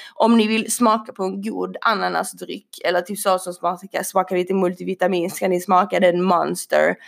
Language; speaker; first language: Swedish; native; Swedish